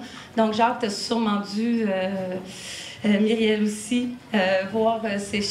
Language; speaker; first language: French; native; French